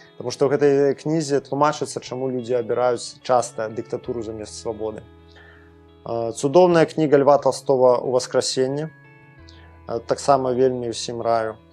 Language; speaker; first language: Belarusian; non-native, local second language; Russian